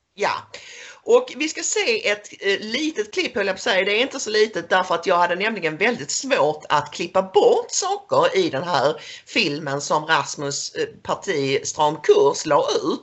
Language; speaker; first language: Swedish; native; Swedish